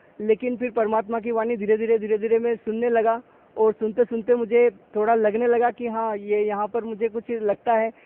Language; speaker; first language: Hindi; native; Hindi